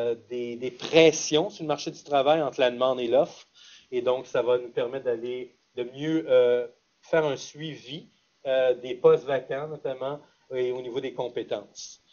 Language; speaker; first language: French; native; French